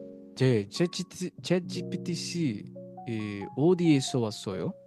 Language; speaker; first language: Korean; non-native, learner; Indonesian